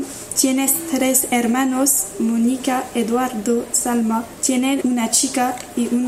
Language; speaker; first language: Spanish; non-native, learner; French